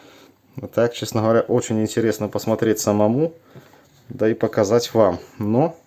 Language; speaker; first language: Russian; native; Russian